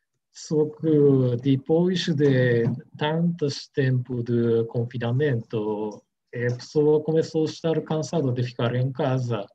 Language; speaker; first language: Portuguese; non-native, learner; Japanese